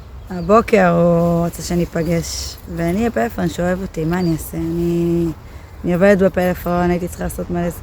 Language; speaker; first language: Hebrew; native; Hebrew